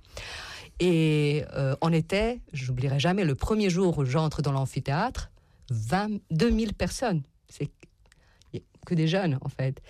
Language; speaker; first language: French; non-native, fluent; Serbian